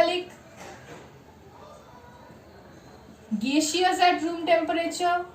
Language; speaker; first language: English; non-native, local second language; Bangla